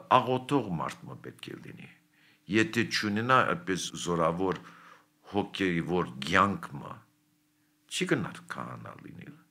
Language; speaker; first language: Armenian; early bilingual, heritage; Armenian